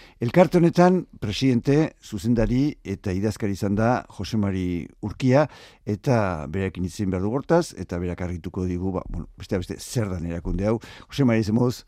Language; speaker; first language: Basque; native; Basque